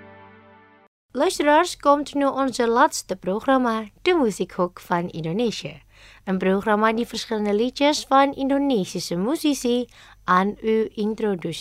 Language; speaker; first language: Dutch; non-native, fluent; Indonesian